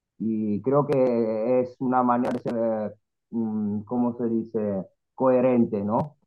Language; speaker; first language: Spanish; non-native, fluent; Italian